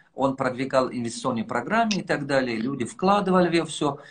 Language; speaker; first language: Russian; non-native, local second language; Tajik